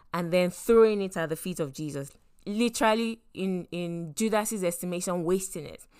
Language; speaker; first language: English; non-native, local second language; Yoruba